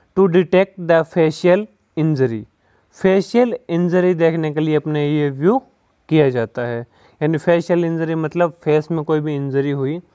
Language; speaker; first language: Hindi; native; Hindi